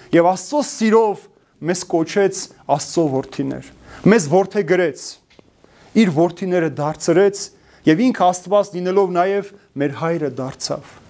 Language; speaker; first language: Armenian; native; Armenian